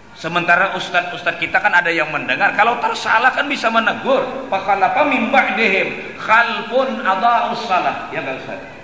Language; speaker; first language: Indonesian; non-native, local second language; Banjar